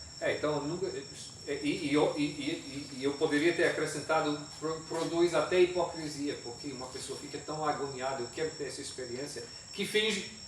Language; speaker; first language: Portuguese; non-native, fluent; English